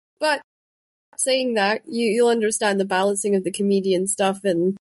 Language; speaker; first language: English; non-native, local second language; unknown